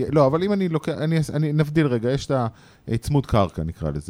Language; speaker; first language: Hebrew; native; Hebrew